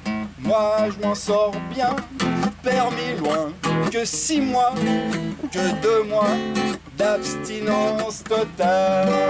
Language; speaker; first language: French; native; French